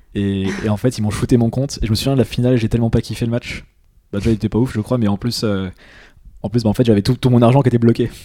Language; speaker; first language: French; native; French